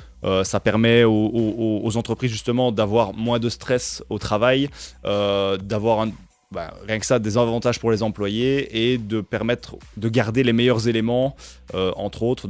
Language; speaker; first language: French; native; French